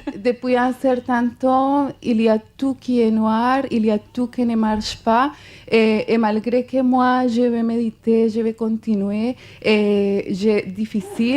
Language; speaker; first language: French; non-native, fluent; Spanish